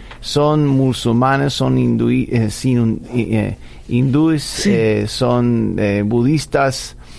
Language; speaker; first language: Spanish; non-native, fluent; English